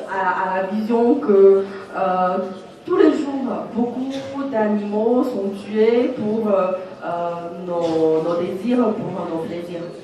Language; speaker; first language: French; non-native, fluent; Chinese